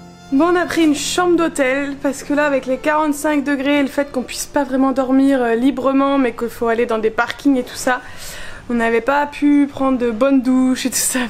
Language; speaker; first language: French; native; French